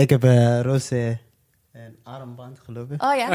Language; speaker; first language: Dutch; non-native, local second language; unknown